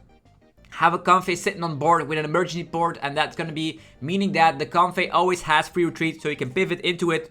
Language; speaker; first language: English; non-native, fluent; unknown